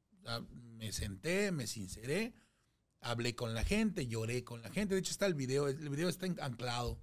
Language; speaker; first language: Spanish; native; Spanish